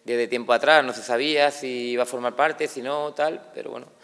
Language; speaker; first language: Spanish; native; Spanish